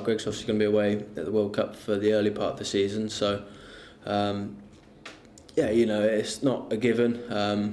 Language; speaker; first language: English; native; English